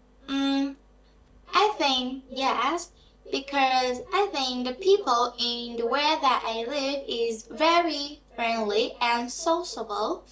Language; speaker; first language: English; non-native, learner; Vietnamese